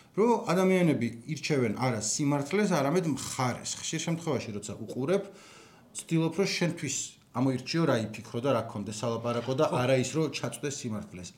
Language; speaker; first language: Georgian; native; Georgian